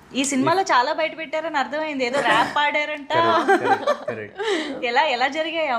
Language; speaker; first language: Telugu; native; Telugu